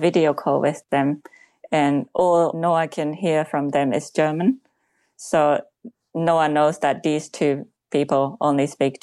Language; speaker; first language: English; non-native, fluent; Japanese